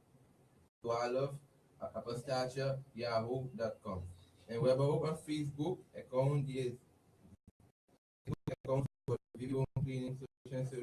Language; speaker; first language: Dutch; non-native, learner; Haitian Creole